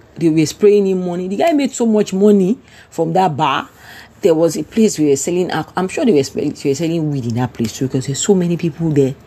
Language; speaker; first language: English; non-native, local second language; Yoruba